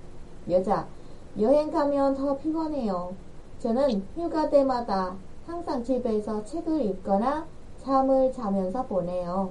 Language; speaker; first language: Korean; non-native, fluent; Vietnamese